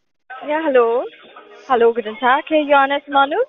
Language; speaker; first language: German; non-native, learner; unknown